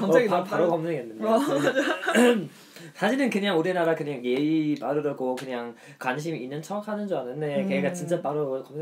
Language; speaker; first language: Korean; non-native, learner; German